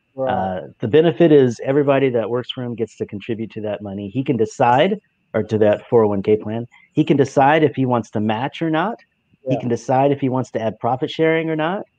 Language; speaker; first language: English; native; English